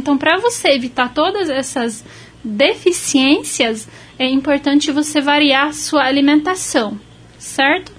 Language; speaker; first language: Portuguese; non-native, fluent; Arabic